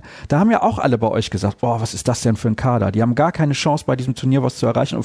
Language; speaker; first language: German; native; German